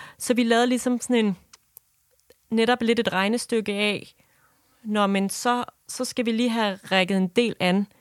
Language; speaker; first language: Danish; native; Danish